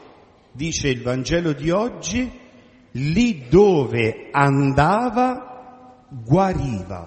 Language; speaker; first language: Italian; native; Italian